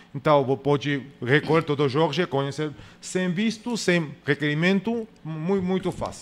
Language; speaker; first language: Portuguese; non-native, learner; Georgian